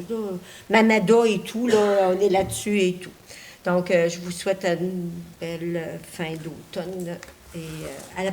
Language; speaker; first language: French; native; French